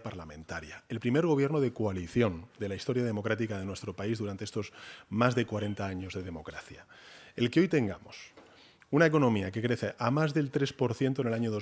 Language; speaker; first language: Spanish; native; Spanish